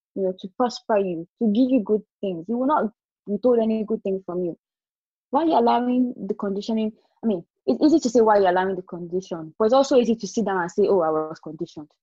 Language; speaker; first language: English; non-native, local second language; Yoruba